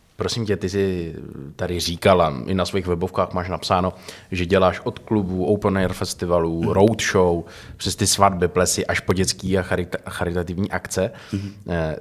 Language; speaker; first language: Czech; native; Czech